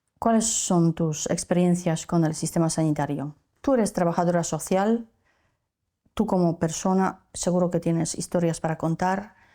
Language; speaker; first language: Spanish; non-native, fluent; Polish